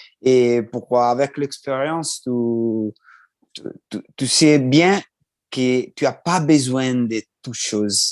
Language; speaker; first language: French; non-native, learner; Italian